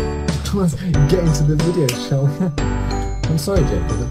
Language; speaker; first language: English; native; English